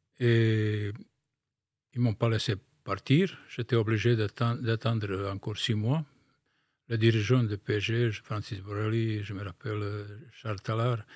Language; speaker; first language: French; non-native, fluent; Bosnian